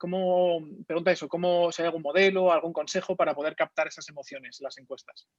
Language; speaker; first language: Spanish; native; Spanish